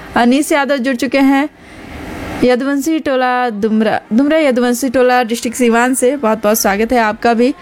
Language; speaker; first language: Hindi; native; Hindi